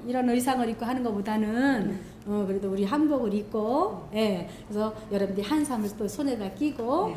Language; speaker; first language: Korean; native; Korean